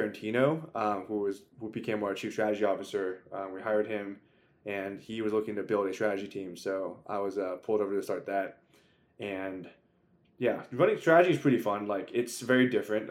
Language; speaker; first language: English; native; English